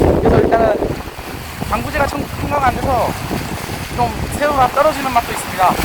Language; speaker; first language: Korean; native; Korean